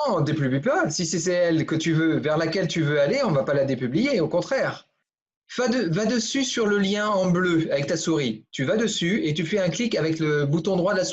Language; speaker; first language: French; native; French